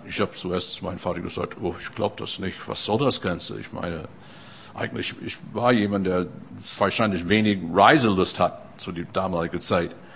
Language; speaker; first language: German; non-native, fluent; English